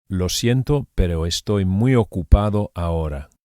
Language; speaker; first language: Spanish; non-native, fluent; English